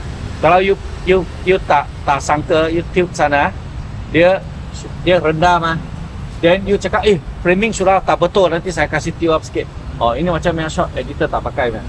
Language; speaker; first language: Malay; non-native, local second language; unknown